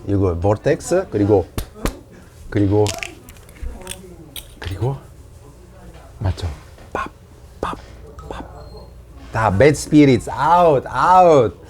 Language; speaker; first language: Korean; non-native, learner; Italian